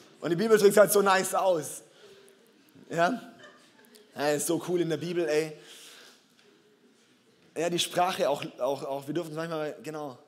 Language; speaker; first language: German; native; German